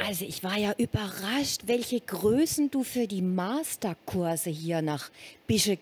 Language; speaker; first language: German; native; German